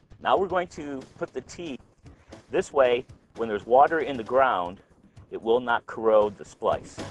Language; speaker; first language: English; native; English